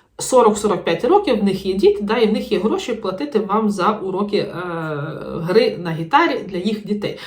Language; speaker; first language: Ukrainian; native; Ukrainian